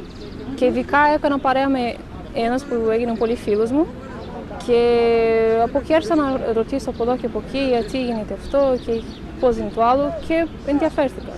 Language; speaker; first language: Greek; non-native, learner; Portuguese